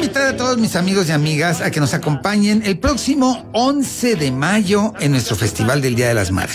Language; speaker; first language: Spanish; native; Spanish